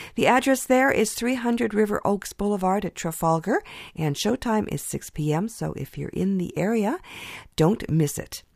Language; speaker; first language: English; early bilingual, other home language; Ukrainian